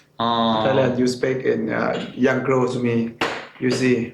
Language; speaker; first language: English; non-native, learner; Thai